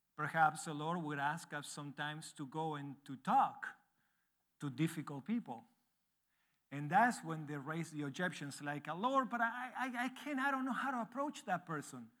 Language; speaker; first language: English; non-native, fluent; Spanish